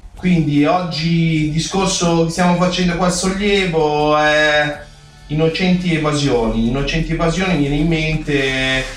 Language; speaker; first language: Italian; native; Italian